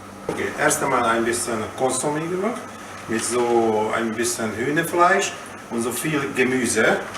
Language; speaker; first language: German; non-native, learner; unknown